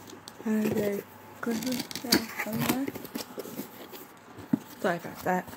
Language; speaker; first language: English; native; English